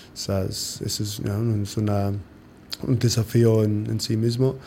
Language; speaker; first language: Spanish; non-native, fluent; English